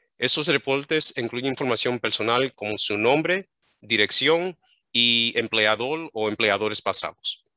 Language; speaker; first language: Spanish; early bilingual, heritage; English